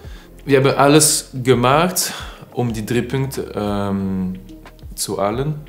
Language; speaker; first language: German; non-native, learner; French